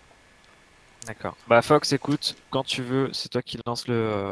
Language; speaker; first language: French; native; French